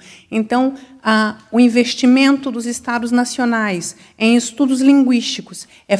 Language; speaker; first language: Portuguese; non-native, local second language; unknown